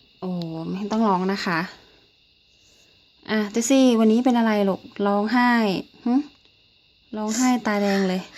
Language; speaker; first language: Thai; native; Thai